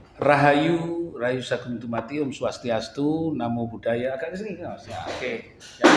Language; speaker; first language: Indonesian; non-native, local second language; Madurese